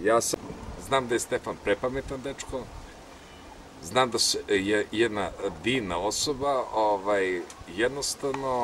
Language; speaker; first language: Serbian; native; Serbian